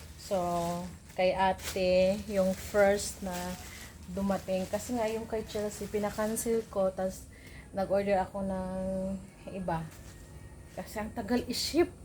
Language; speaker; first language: Filipino; non-native, local second language; Cebuano